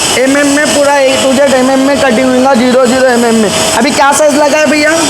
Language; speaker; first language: Hindi; native; Hindi